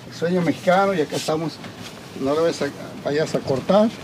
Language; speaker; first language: Spanish; native; Spanish